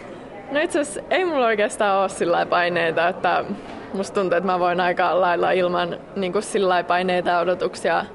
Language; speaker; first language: Finnish; native; Finnish